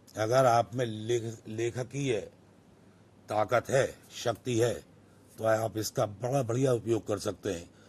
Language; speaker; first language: Hindi; native; Hindi